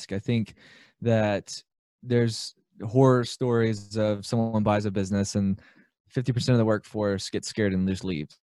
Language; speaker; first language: English; native; English